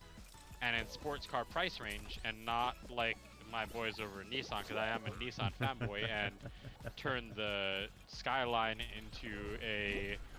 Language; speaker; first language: English; native; English